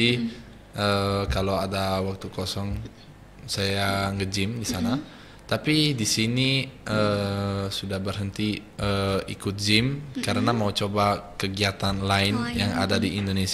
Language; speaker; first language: Indonesian; non-native, fluent; Italian